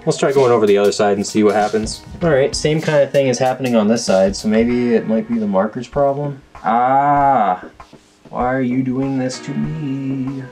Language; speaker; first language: English; native; English